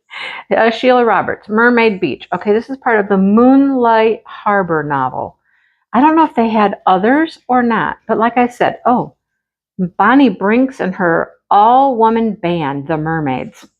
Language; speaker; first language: English; native; English